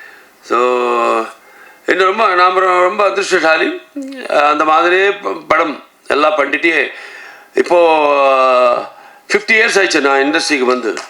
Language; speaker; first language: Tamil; non-native, learner; Telugu